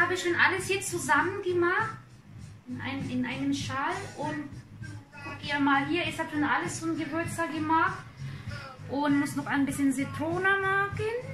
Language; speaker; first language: German; non-native, learner; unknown